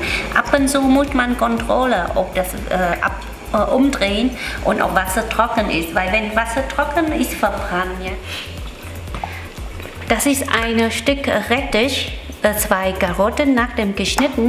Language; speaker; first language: German; non-native, learner; Vietnamese